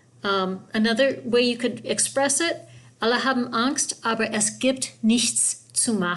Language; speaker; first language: German; non-native, fluent; English